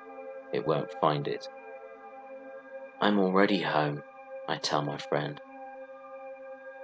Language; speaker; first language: English; native; English